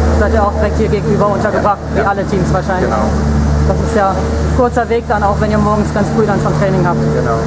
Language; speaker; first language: German; native; German